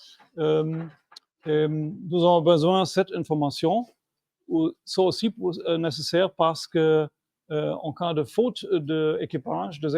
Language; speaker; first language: French; non-native, fluent; German